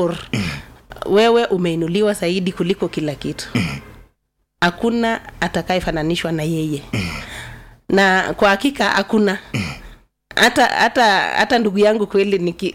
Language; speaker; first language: Swahili; non-native, local second language; Kalenjin